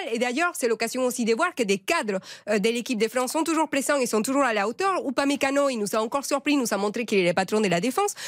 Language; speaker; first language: French; non-native, fluent; Spanish